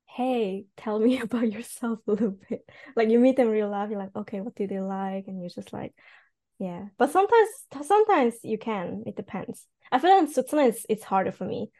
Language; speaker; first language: English; non-native, fluent; Cantonese